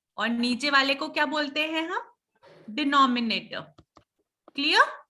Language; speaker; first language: Hindi; native; Hindi